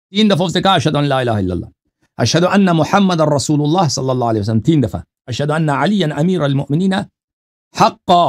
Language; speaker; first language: Urdu; native; Urdu